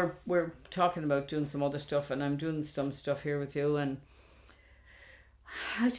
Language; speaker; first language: English; native; English